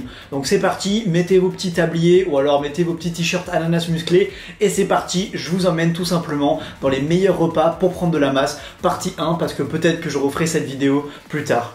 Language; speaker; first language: French; native; French